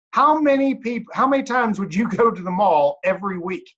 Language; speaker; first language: English; native; English